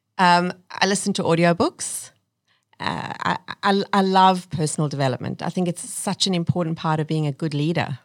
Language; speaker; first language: English; native; English